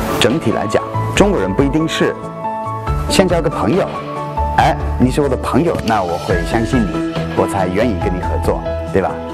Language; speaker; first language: Chinese; non-native, fluent; English